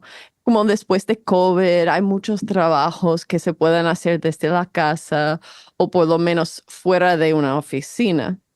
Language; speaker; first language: Spanish; non-native, fluent; English